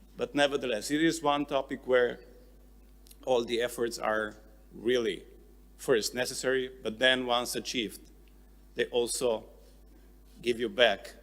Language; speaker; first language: English; non-native, fluent; Slovenian